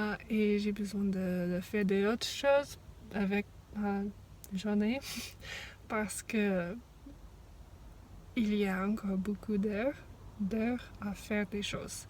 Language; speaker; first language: French; non-native, fluent; English